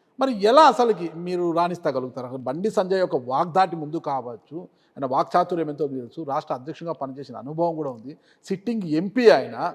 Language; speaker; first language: Telugu; native; Telugu